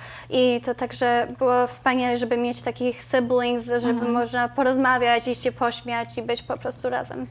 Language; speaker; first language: Polish; early bilingual, other home language; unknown